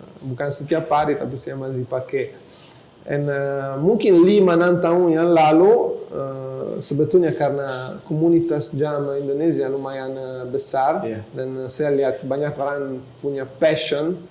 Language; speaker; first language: Indonesian; non-native, fluent; Italian